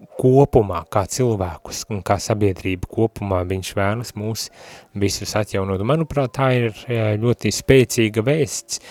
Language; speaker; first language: Latvian; native; Latvian